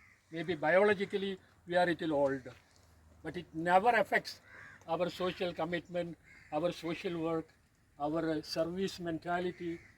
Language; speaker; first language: English; non-native, local second language; Malayalam